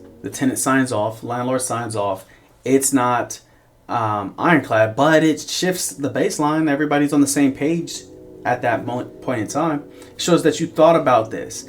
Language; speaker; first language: English; native; English